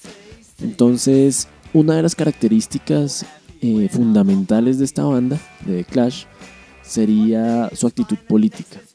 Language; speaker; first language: Spanish; native; Spanish